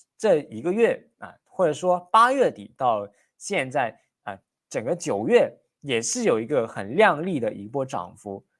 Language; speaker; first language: Chinese; native; Chinese